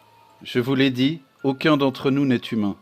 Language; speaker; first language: French; native; French